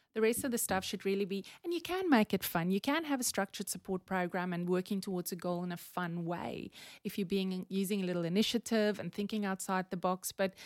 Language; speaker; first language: English; non-native, local second language; Afrikaans